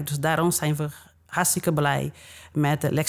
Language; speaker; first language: Dutch; non-native, fluent; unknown